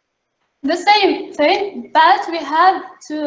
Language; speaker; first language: English; non-native, learner; Arabic